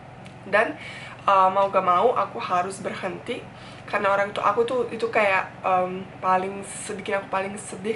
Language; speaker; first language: Indonesian; non-native, fluent; Bosnian